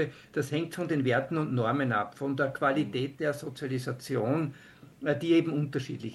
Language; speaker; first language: German; native; German